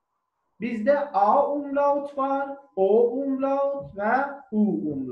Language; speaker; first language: Turkish; non-native, learner; German